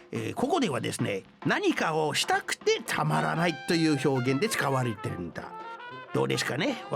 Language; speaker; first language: Japanese; non-native, fluent; English